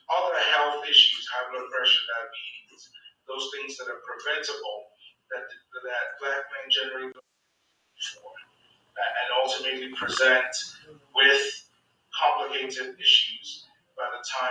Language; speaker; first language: English; non-native, local second language; Yoruba